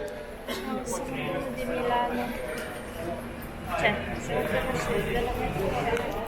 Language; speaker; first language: Italian; early bilingual, other home language; Filipino